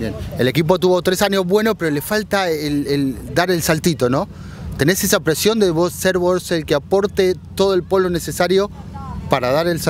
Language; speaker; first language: Spanish; native; Spanish